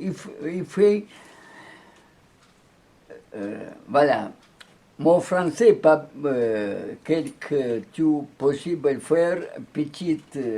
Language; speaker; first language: French; non-native, learner; Russian